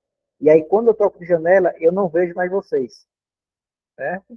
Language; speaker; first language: Portuguese; native; Portuguese